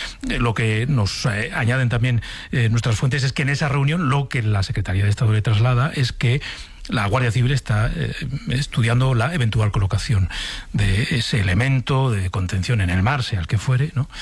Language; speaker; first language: Spanish; native; Spanish